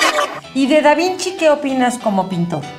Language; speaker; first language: Spanish; native; Spanish